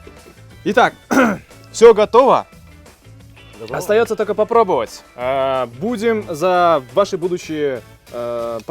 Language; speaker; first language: Russian; native; Russian